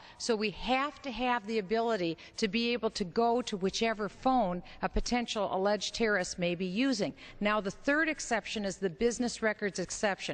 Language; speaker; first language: English; native; English